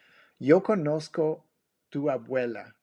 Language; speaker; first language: Spanish; non-native, fluent; English